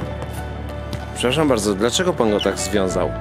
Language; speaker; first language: Polish; native; Polish